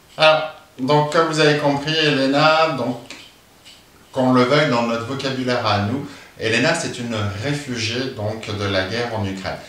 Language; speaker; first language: French; native; French